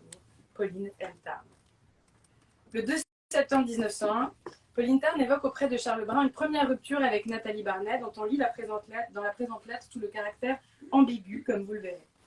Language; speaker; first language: French; native; French